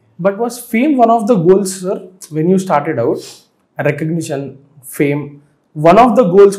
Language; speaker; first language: Telugu; native; Telugu